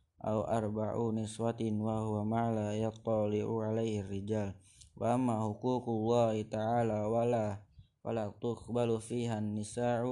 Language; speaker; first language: Arabic; non-native, learner; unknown